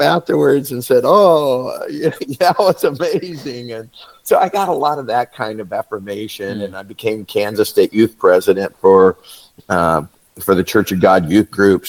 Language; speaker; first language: English; native; English